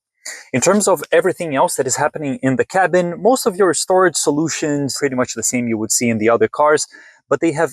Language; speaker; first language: English; native; English